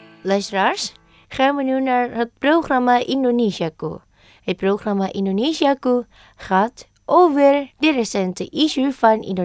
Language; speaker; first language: Dutch; non-native, fluent; Indonesian